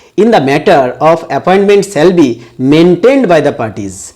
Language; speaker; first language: English; non-native, local second language; Bangla